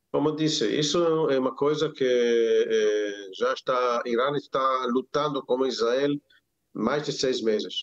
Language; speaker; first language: Portuguese; non-native, learner; Hebrew